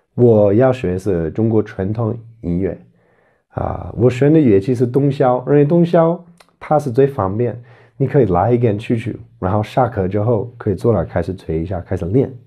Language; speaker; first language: Chinese; non-native, fluent; English